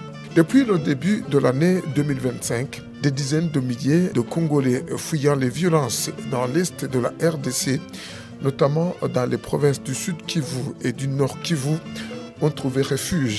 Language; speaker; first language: French; non-native, local second language; Rundi